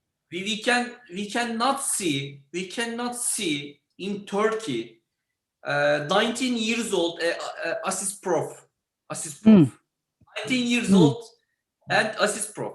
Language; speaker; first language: English; non-native, learner; Turkish